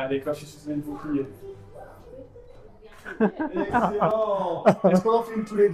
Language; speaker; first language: French; native; French